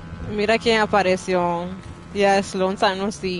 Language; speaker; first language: Spanish; early bilingual, heritage; Spanish